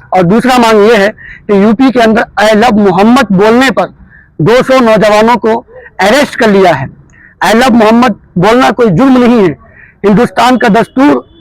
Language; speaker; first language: Urdu; native; Urdu